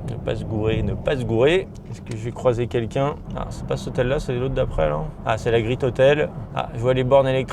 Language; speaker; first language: French; native; French